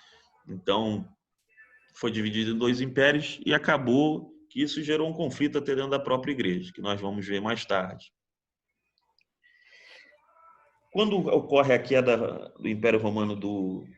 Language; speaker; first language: Portuguese; native; Portuguese